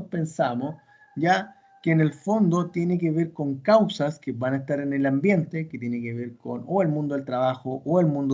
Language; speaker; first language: Spanish; native; Spanish